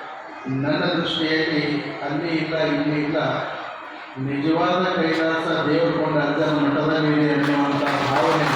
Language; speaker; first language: Kannada; native; Kannada